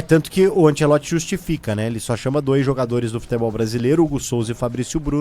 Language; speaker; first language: Portuguese; native; Portuguese